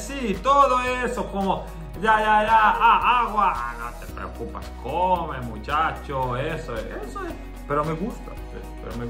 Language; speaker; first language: Spanish; non-native, learner; Croatian